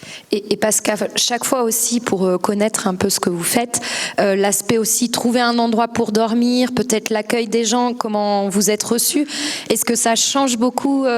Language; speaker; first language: French; native; French